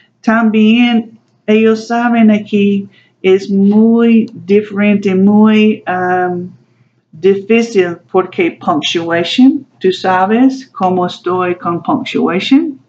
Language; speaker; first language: Spanish; non-native, learner; English